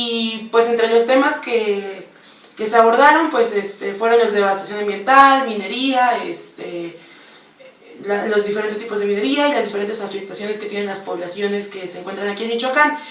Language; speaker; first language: Spanish; native; Spanish